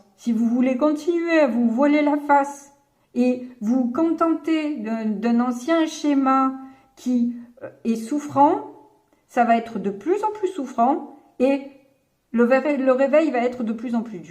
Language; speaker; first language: French; native; French